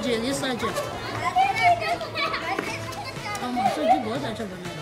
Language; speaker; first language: Hindi; non-native, local second language; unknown